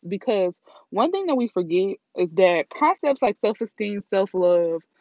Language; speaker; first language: English; native; English